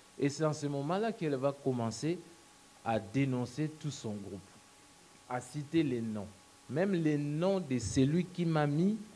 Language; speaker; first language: French; non-native, local second language; Lingala